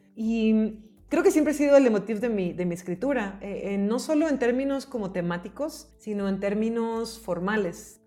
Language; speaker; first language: Spanish; native; Spanish